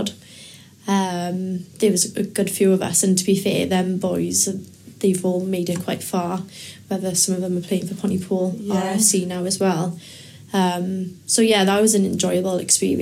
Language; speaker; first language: English; native; English